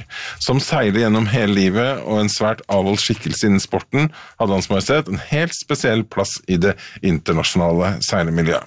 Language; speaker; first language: Norwegian; native; Norwegian